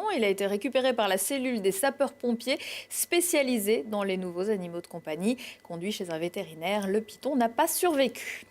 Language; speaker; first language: French; native; French